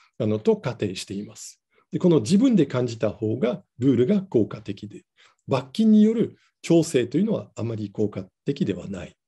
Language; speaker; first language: Japanese; non-native, fluent; Dutch